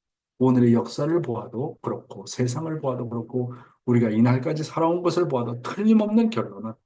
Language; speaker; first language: Korean; native; Korean